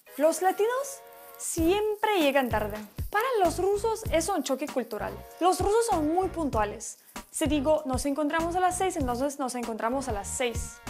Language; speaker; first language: Spanish; non-native, fluent; Russian